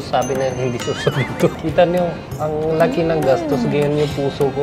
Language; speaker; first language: Filipino; non-native, learner; Punjabi